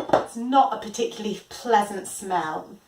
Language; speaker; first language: English; native; English